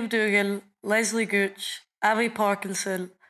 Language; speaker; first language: English; native; English